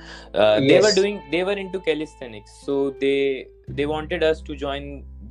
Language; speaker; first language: English; non-native, local second language; Hindi